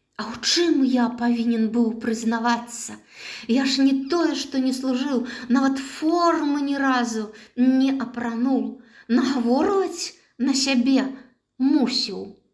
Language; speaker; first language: Belarusian; native; Belarusian